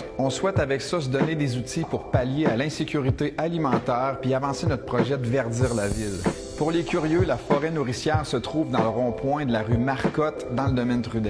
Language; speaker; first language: French; native; French